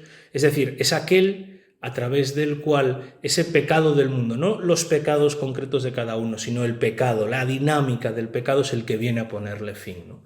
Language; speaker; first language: Spanish; native; Spanish